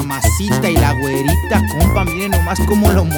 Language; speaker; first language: Spanish; native; Spanish